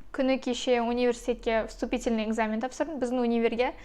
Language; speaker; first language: Russian; non-native, local second language; Kazakh